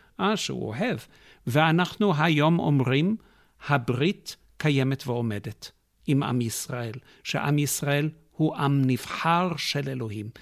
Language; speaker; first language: Hebrew; non-native, fluent; English